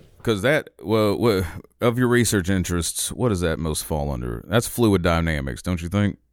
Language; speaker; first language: English; native; English